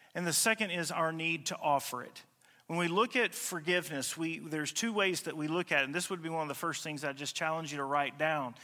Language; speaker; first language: English; native; English